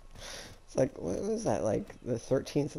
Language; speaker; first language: English; native; English